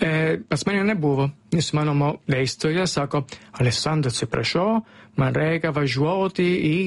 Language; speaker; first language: Lithuanian; non-native, fluent; Italian